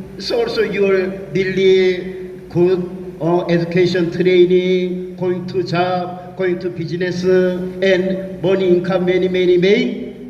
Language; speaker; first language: English; non-native, learner; Korean